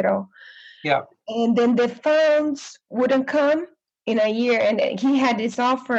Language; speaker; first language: English; non-native, fluent; Portuguese